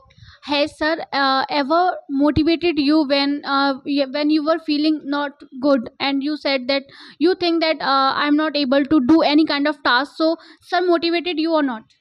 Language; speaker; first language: English; non-native, local second language; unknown